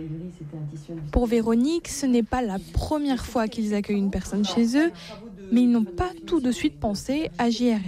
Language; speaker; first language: French; native; French